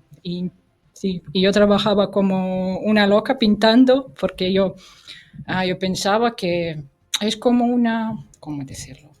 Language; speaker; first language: Spanish; non-native, fluent; Russian